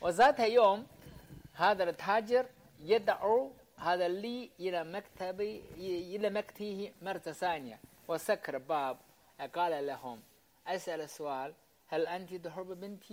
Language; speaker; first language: Arabic; non-native, learner; Chinese